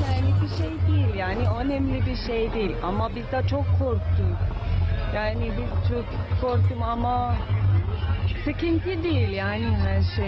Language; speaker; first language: Turkish; non-native, learner; Persian